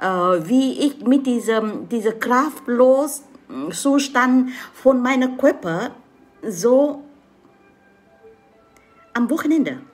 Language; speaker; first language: German; non-native, learner; Vietnamese